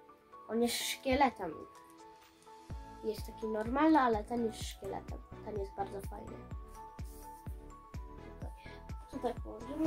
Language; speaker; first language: Polish; early bilingual, heritage; Polish